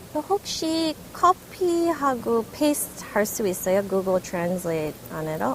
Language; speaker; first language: Korean; early bilingual, heritage; English